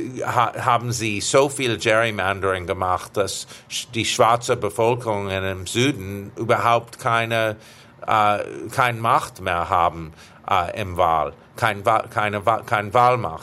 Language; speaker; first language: German; non-native, fluent; English